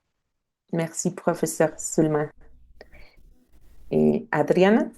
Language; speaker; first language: French; non-native, fluent; Spanish